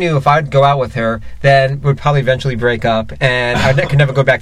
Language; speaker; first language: English; native; English